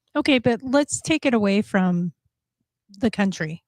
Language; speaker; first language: English; native; English